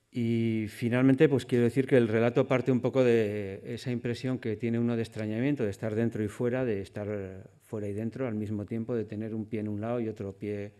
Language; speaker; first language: Spanish; native; Spanish